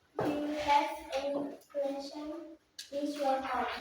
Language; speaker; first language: English; non-native, learner; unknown